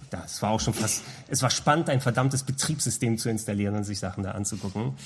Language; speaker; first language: German; non-native, local second language; Greek